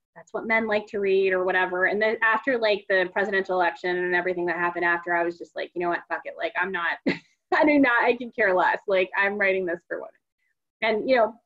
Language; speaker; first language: English; native; English